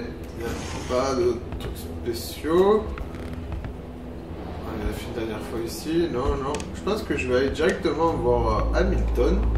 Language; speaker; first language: French; native; French